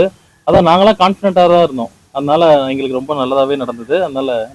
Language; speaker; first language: Tamil; native; Tamil